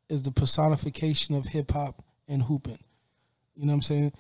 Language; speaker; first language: English; native; English